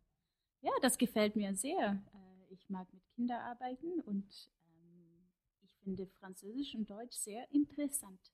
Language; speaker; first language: German; non-native, fluent; English